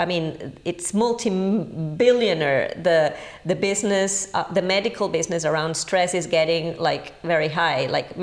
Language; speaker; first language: English; non-native, fluent; Spanish